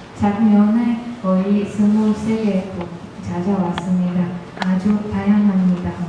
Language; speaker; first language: Korean; non-native, fluent; Romanian